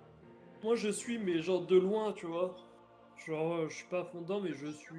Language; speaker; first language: French; native; French